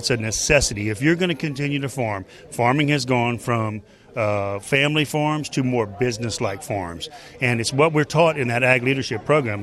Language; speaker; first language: English; native; English